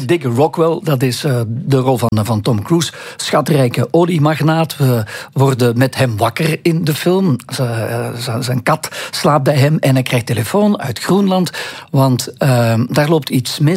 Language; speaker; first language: Dutch; native; Dutch